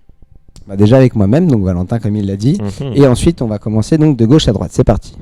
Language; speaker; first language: French; native; French